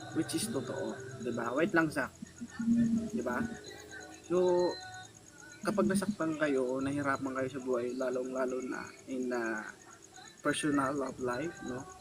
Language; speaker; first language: Filipino; native; Filipino